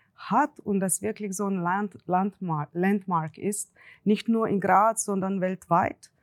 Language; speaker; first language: German; non-native, fluent; Slovenian